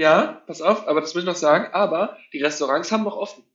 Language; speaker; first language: German; native; German